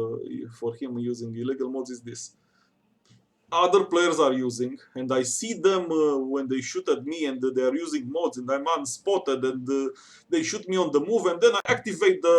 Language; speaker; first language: English; non-native, fluent; Romanian